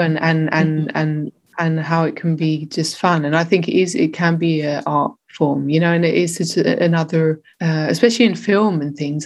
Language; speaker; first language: English; native; English